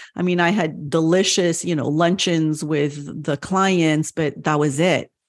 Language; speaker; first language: English; early bilingual, other home language; French